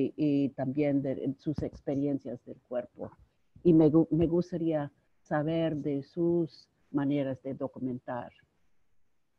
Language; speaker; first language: Spanish; non-native, fluent; English